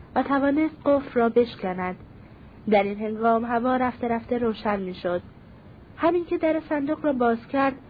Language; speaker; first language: Persian; native; Persian